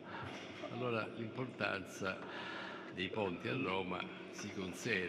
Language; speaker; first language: Italian; native; Italian